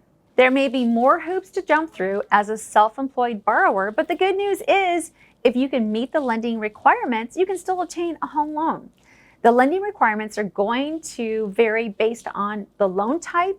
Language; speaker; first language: English; native; English